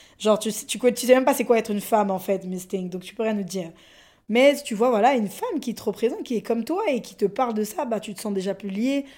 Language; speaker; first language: French; non-native, local second language; Lingala